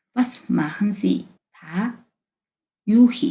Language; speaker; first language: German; non-native, fluent; Mongolian